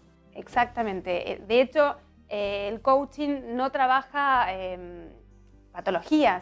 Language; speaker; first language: Spanish; native; Spanish